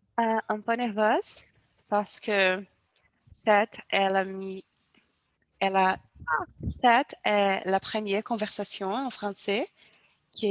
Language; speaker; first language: French; non-native, learner; Portuguese